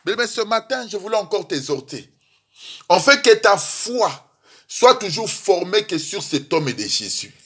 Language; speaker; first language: French; non-native, local second language; Lingala